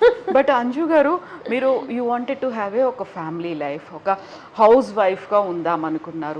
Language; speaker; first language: Telugu; native; Telugu